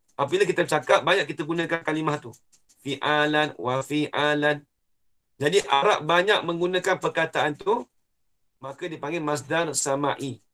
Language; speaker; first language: Malay; native; Malay